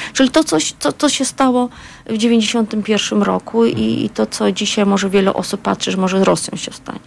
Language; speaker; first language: Polish; non-native, fluent; Azerbaijani